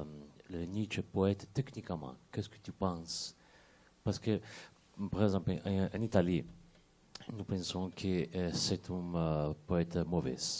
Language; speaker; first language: French; non-native, fluent; Italian